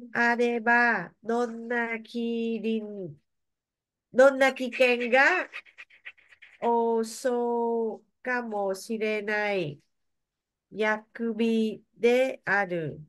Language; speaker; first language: Japanese; non-native, learner; Vietnamese